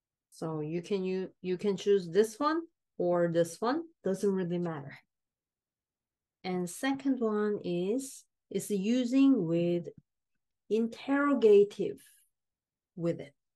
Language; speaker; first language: English; non-native, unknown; Korean